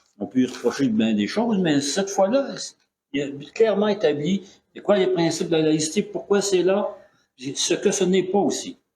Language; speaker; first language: French; native; French